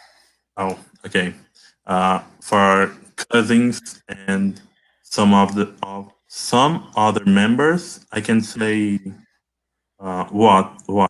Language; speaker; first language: English; non-native, learner; Portuguese